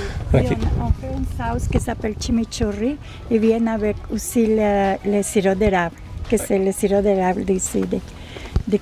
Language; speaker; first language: French; non-native, learner; Spanish